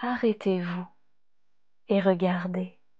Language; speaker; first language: French; native; French